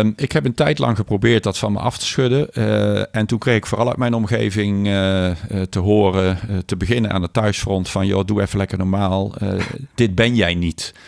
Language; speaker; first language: Dutch; native; Dutch